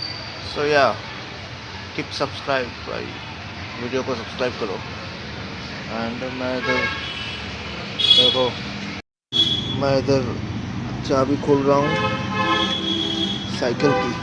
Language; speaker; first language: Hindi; non-native, local second language; Bangla